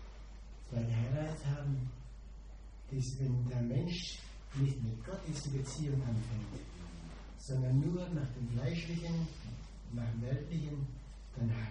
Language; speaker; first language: German; non-native, fluent; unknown